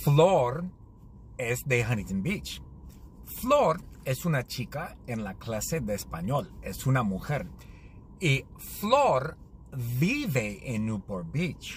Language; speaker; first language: Spanish; non-native, learner; English